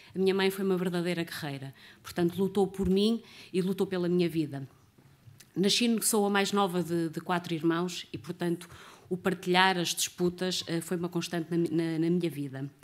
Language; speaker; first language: Portuguese; native; Portuguese